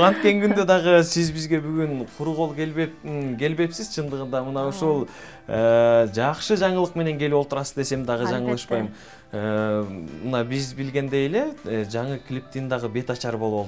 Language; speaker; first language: Kyrgyz; native; Kyrgyz